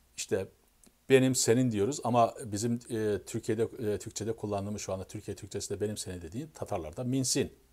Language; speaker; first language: Turkish; native; Turkish